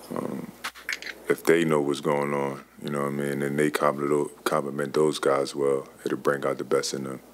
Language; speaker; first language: English; native; English